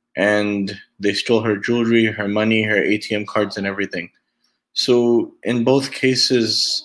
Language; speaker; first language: English; native; English